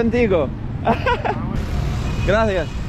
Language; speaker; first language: Spanish; non-native, learner; Arabic